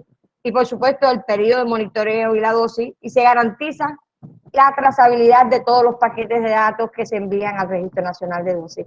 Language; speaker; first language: Spanish; native; Spanish